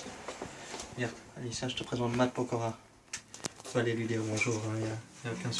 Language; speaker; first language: French; native; French